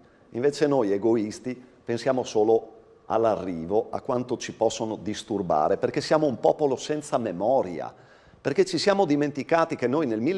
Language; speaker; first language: Italian; native; Italian